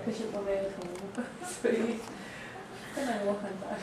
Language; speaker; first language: Chinese; non-native, learner; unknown